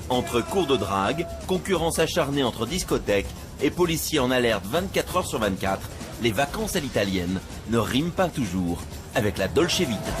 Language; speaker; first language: French; native; French